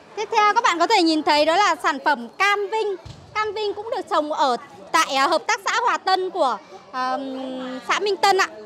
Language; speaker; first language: Vietnamese; native; Vietnamese